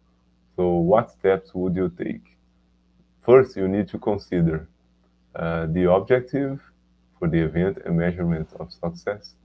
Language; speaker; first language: English; non-native, learner; Portuguese